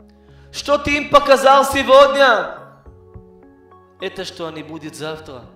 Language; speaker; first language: Russian; early bilingual, heritage; Hebrew